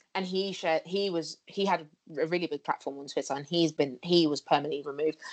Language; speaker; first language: English; native; English